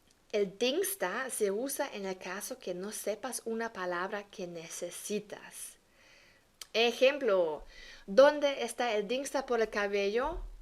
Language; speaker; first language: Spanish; non-native, fluent; German